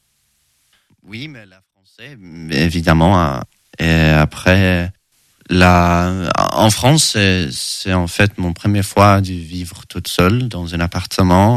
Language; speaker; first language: French; non-native, learner; Swedish